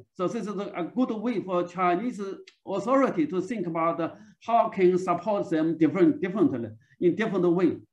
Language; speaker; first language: English; non-native, learner; Chinese